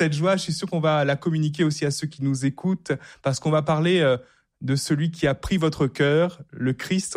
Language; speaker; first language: French; native; French